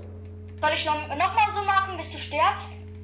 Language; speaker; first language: German; non-native, fluent; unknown